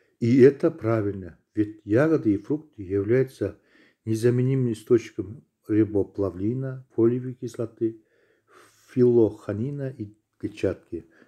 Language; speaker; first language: Russian; non-native, local second language; Kazakh